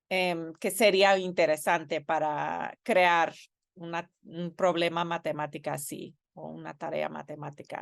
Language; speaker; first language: Spanish; non-native, fluent; English